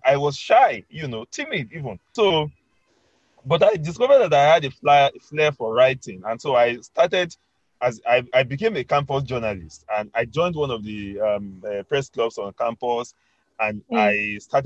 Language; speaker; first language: English; non-native, local second language; Yoruba